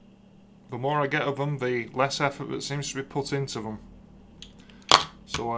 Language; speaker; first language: English; native; English